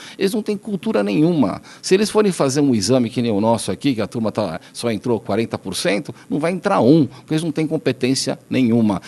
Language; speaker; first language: Portuguese; native; Portuguese